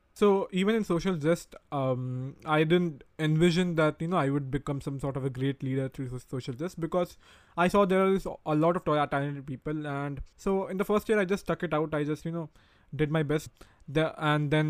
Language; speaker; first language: English; non-native, local second language; Hindi